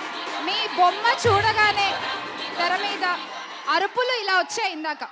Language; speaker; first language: Telugu; native; Telugu